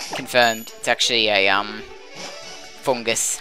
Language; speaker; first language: English; native; English